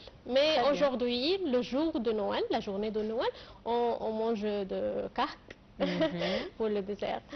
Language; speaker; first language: French; non-native, fluent; Arabic